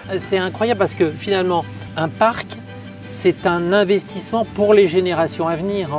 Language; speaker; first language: French; native; French